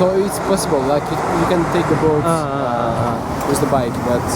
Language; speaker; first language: English; non-native, fluent; French